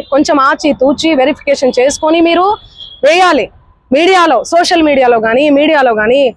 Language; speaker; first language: Telugu; non-native, local second language; Lambadi